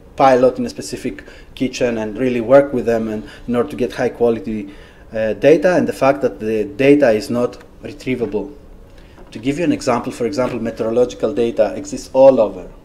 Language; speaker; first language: English; non-native, fluent; Greek